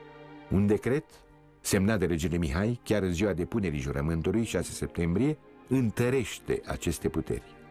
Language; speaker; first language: Romanian; native; Romanian